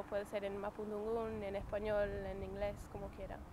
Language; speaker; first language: Spanish; non-native, fluent; English